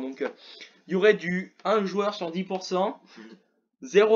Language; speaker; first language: French; native; French